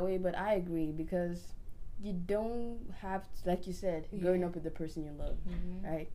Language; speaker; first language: English; native; English